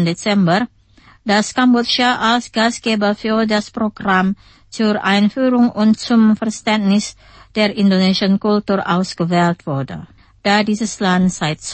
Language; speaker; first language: German; non-native, fluent; Indonesian